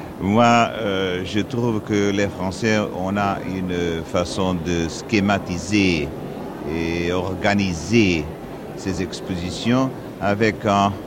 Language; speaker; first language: French; non-native, fluent; Portuguese